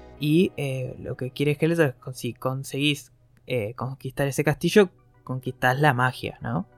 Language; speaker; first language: Spanish; native; Spanish